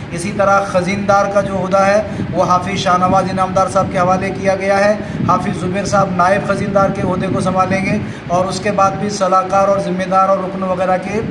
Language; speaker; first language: Urdu; native; Urdu